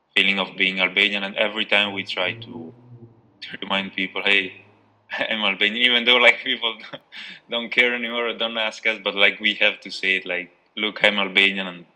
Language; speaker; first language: English; non-native, fluent; Albanian